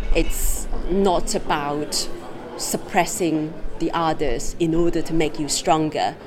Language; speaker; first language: English; non-native, fluent; Chinese